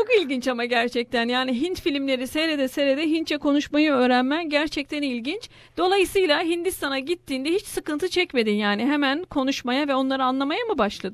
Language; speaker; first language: Turkish; native; Turkish